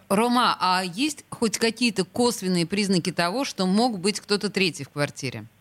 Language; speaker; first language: Russian; native; Russian